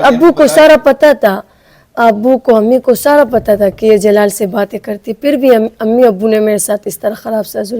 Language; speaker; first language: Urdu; non-native, local second language; Pashto